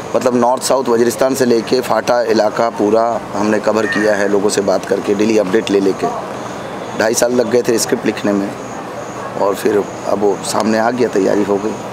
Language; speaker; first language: Hindi; native; Hindi